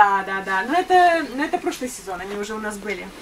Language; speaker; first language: Russian; native; Russian